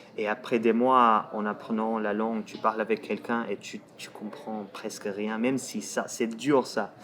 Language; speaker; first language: French; non-native, fluent; Portuguese